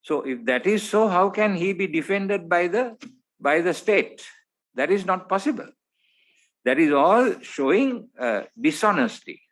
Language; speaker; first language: English; non-native, local second language; Sinhala